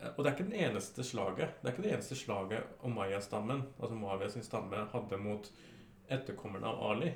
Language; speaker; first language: Norwegian; early bilingual, other home language; Urdu